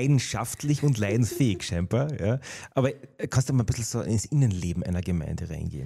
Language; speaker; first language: German; native; German